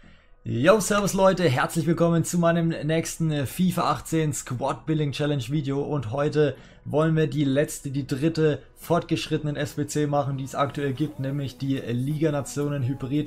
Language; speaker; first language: German; native; German